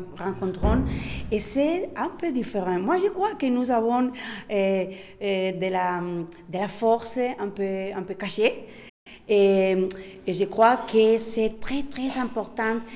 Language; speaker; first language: French; non-native, learner; Spanish